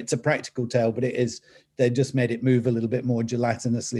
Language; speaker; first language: English; native; English